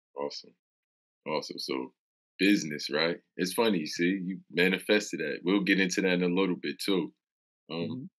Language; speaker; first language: English; native; English